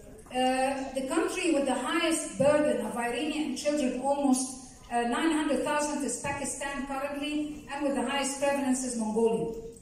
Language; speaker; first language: English; non-native, local second language; Arabic